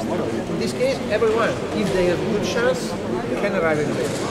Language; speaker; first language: English; non-native, learner; Italian